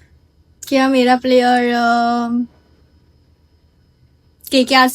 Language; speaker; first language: Hindi; native; Hindi